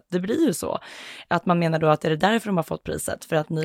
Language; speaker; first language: Swedish; native; Swedish